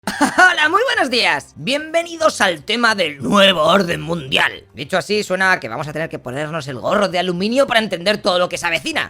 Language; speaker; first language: Spanish; native; Spanish